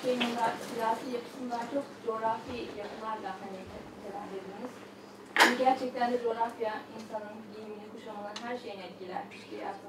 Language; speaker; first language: Turkish; non-native, fluent; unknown